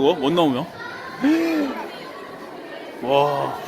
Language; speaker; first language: Korean; native; Korean